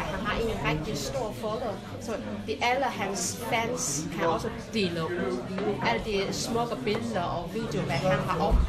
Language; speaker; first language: Danish; non-native, fluent; Chinese